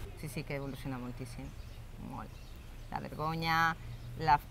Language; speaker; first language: Catalan; non-native, local second language; Spanish